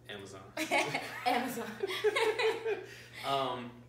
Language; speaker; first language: English; native; English